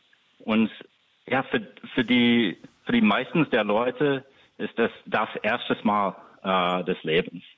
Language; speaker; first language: German; non-native, fluent; English